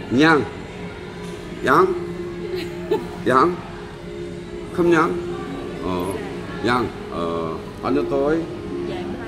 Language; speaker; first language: Vietnamese; non-native, learner; Korean